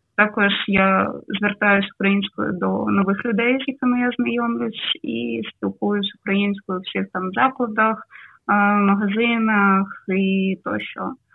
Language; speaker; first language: Ukrainian; non-native, local second language; Russian